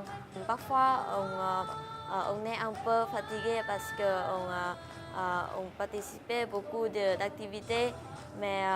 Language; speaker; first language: French; non-native, learner; Vietnamese